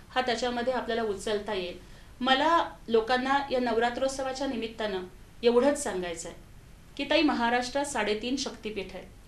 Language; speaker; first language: Marathi; non-native, local second language; Telugu